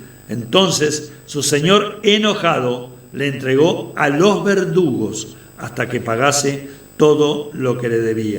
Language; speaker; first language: Spanish; native; Spanish